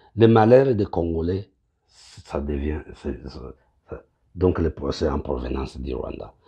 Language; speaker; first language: French; non-native, local second language; Kinyarwanda